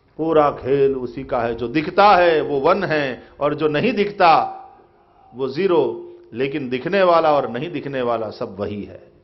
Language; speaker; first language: Hindi; non-native, local second language; Gujarati